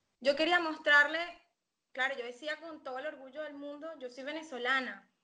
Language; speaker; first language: Spanish; native; Spanish